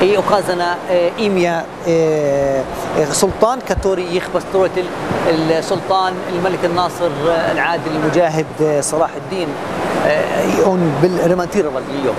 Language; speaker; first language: Russian; non-native, learner; Arabic